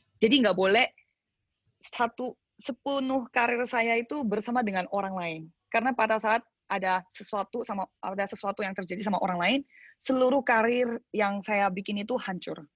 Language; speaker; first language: Indonesian; early bilingual, other home language; Korean